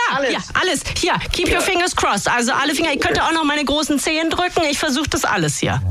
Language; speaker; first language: German; native; German